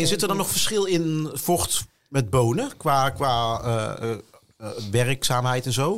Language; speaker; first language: Dutch; native; Dutch